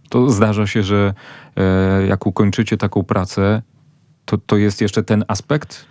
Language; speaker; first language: Polish; native; Polish